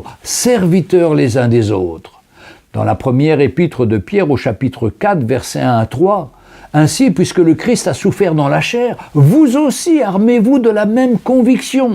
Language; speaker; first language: French; native; French